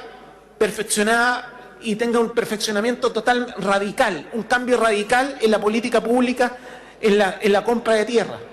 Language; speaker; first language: Spanish; native; Spanish